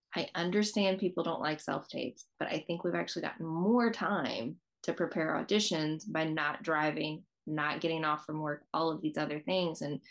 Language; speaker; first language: English; native; English